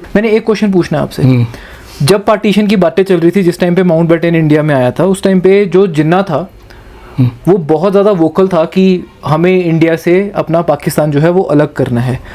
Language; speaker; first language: Hindi; native; Hindi